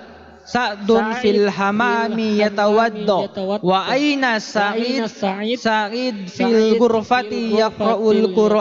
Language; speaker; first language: Arabic; non-native, learner; Indonesian